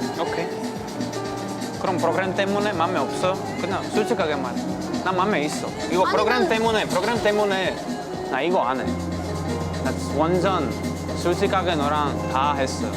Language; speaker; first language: Korean; non-native, learner; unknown